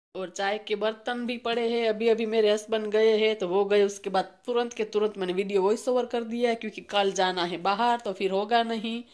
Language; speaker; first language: Hindi; non-native, local second language; Gujarati